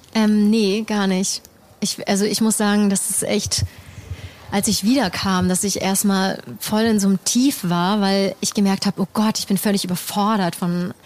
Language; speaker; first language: German; native; German